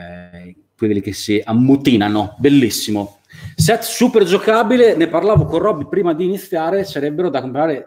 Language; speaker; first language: Italian; native; Italian